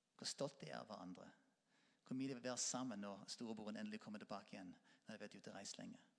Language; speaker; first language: Norwegian; non-native, fluent; English